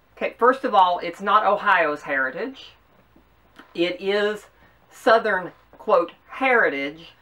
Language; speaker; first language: English; native; English